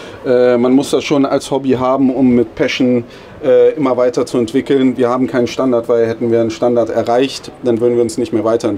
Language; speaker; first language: German; native; German